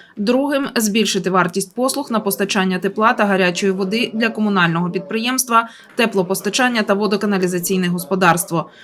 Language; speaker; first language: Ukrainian; native; Ukrainian